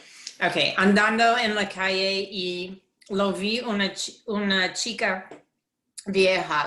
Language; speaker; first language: Spanish; non-native, learner; English